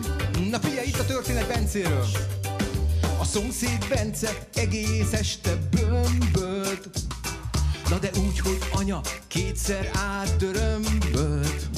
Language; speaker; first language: Hungarian; native; Hungarian